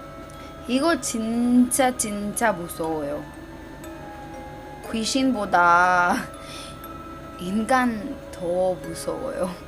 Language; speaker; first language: Korean; non-native, learner; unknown